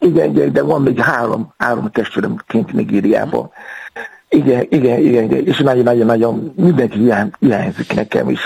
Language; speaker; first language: Hungarian; non-native, fluent; Yoruba